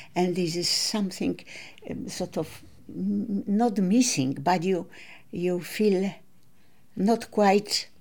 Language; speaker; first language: English; non-native, learner; Polish